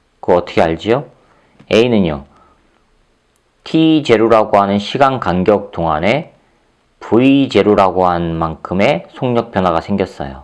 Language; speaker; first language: Korean; native; Korean